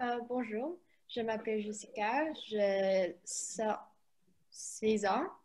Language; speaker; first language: French; non-native, learner; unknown